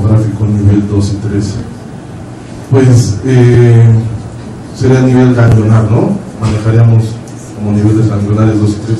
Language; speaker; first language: Spanish; native; Spanish